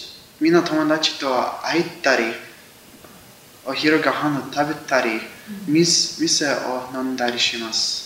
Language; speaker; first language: Japanese; non-native, learner; English